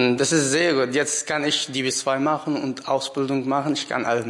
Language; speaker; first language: German; non-native, learner; Arabic